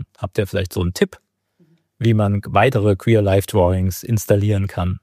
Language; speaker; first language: German; native; German